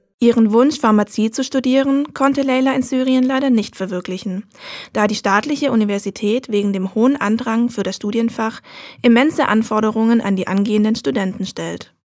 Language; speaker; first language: German; native; German